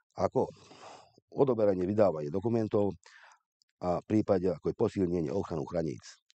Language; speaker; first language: Slovak; non-native, local second language; Hungarian